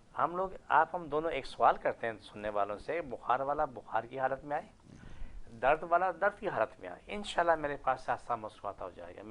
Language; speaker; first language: Urdu; non-native, local second language; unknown